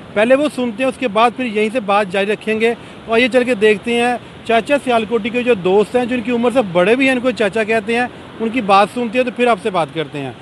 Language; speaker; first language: Urdu; non-native, local second language; Punjabi